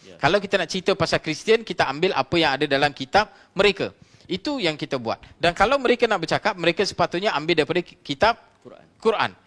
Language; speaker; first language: Malay; non-native, local second language; Tamil